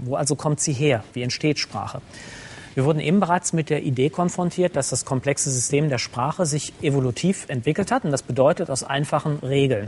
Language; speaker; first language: German; native; German